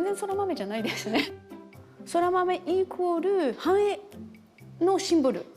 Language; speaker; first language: Japanese; non-native, fluent; French